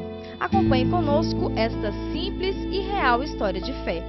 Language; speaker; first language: Portuguese; native; Portuguese